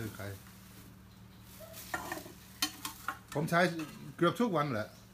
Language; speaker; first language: Thai; non-native, fluent; Danish